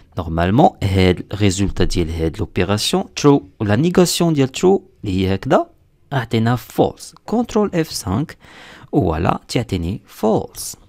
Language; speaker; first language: French; non-native, local second language; Arabic